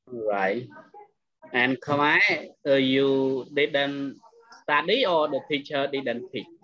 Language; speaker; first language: English; non-native, fluent; Khmer